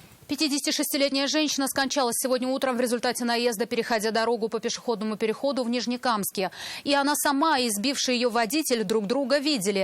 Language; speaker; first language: Russian; native; Russian